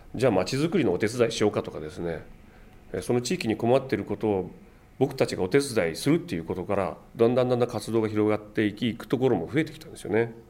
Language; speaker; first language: Japanese; native; Japanese